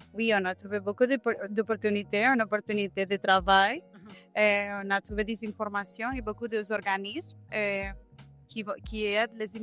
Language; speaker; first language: French; non-native, fluent; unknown